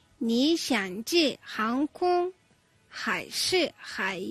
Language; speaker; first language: Chinese; non-native, fluent; Mongolian